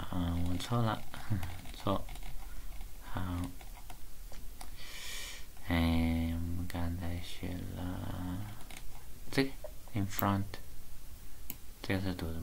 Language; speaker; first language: Chinese; native; Chinese